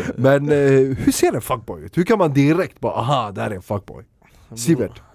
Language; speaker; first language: Swedish; early bilingual, other home language; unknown